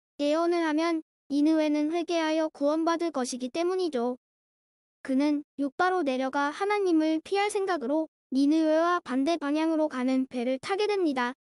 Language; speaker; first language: Korean; native; Korean